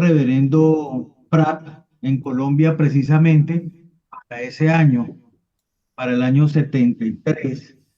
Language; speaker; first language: Spanish; native; Spanish